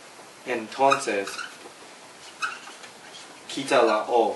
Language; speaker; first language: Spanish; non-native, learner; English